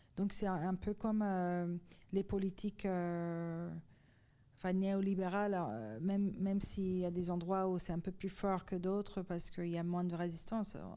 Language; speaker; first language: French; non-native, fluent; Persian